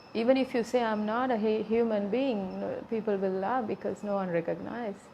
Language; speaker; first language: English; non-native, local second language; Sinhala